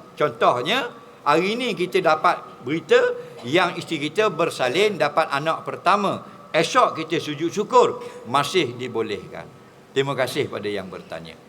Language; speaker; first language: Malay; native; Malay